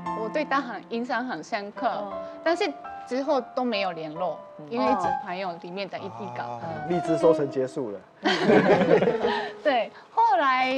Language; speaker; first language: Chinese; non-native, fluent; Japanese